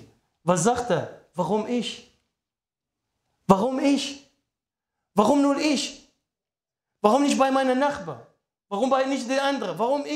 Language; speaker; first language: German; non-native, fluent; Arabic